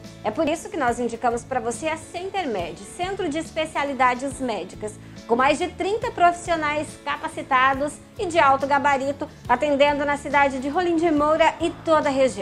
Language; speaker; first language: Portuguese; native; Portuguese